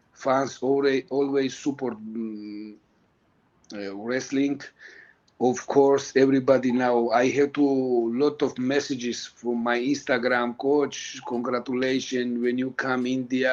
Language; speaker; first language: English; non-native, learner; Georgian